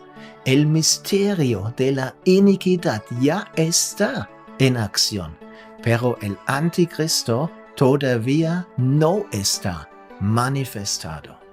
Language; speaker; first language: Spanish; non-native, fluent; German